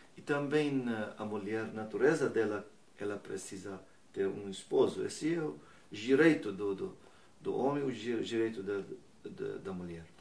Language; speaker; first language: Portuguese; non-native, learner; Persian